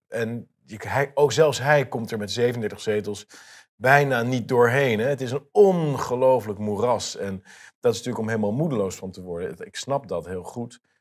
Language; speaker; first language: Dutch; native; Dutch